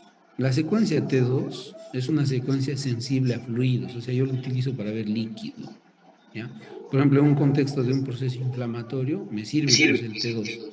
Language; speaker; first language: Spanish; native; Spanish